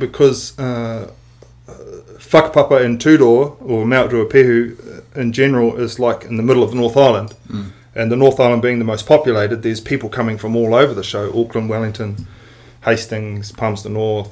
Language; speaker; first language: English; native; English